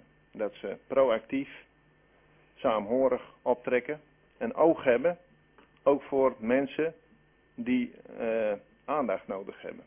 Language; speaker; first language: Dutch; native; Dutch